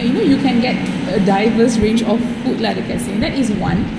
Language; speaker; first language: English; native; English